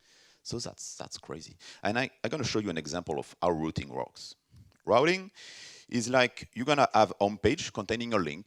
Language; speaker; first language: English; non-native, fluent; French